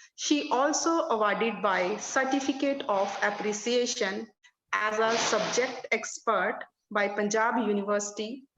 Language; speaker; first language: English; non-native, local second language; Punjabi